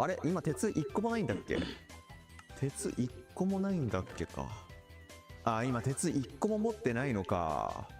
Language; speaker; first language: Japanese; native; Japanese